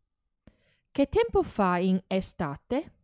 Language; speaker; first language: Italian; non-native, fluent; Chinese